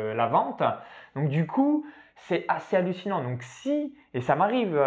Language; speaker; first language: French; native; French